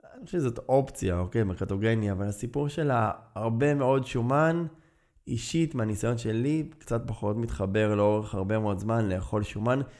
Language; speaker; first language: Hebrew; native; Hebrew